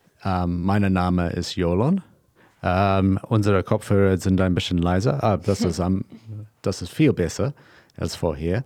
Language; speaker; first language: German; non-native, learner; English